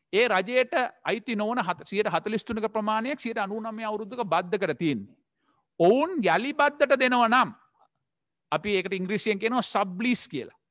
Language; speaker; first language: Sinhala; non-native, local second language; Tamil